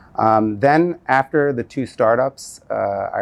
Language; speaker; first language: English; native; English